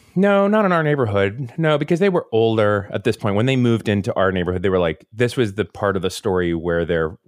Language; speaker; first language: English; native; English